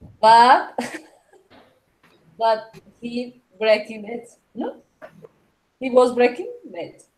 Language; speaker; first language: English; non-native, learner; Spanish